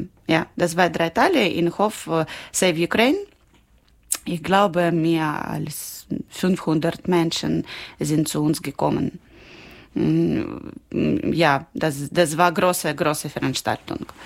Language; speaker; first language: German; non-native, learner; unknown